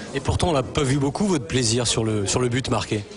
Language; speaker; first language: French; native; French